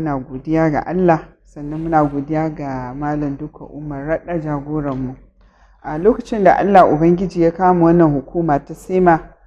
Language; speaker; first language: Hausa; native; Hausa